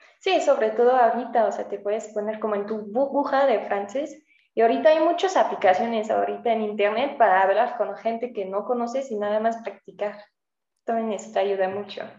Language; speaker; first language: Spanish; non-native, fluent; French